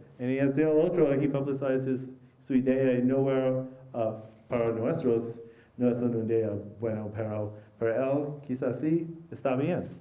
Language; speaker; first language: Spanish; non-native, learner; English